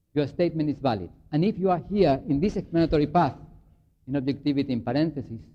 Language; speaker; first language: English; non-native, fluent; Spanish